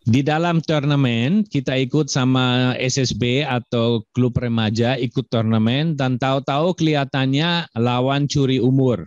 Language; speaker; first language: Indonesian; non-native, fluent; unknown